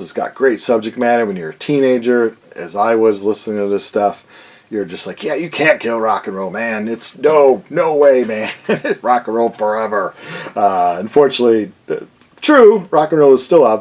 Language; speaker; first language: English; native; English